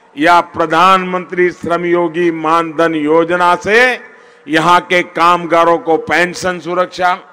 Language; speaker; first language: Hindi; non-native, local second language; Gujarati